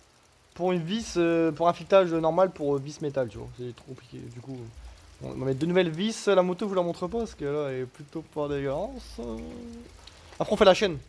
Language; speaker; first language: French; native; French